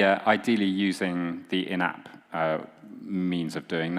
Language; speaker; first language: English; native; English